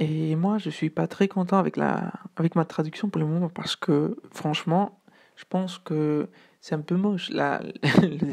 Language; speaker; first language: French; non-native, fluent; Spanish